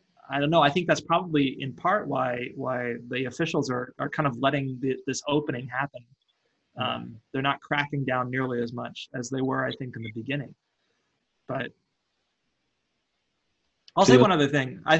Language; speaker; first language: English; native; English